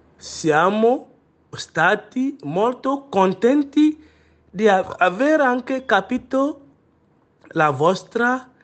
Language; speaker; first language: Italian; non-native, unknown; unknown